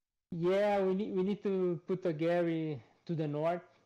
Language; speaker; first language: English; non-native, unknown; Portuguese